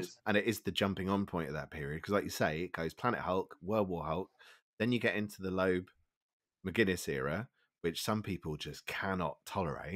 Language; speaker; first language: English; native; English